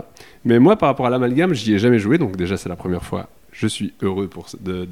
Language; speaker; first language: French; native; French